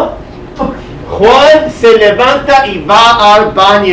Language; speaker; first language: Spanish; non-native, fluent; English